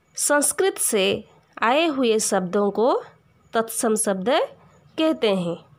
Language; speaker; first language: Hindi; non-native, local second language; Odia